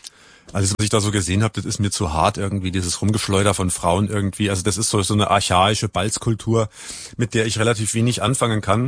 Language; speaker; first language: German; native; German